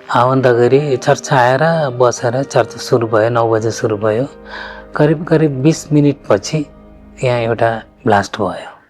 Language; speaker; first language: Nepali; non-native, fluent; Malayalam